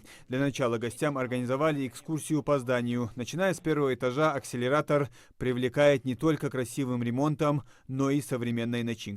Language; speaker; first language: Russian; native; Russian